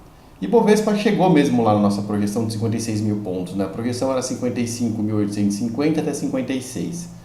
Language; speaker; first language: Portuguese; native; Portuguese